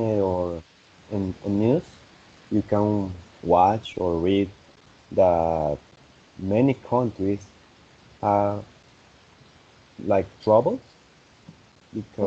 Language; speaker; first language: English; non-native, fluent; Spanish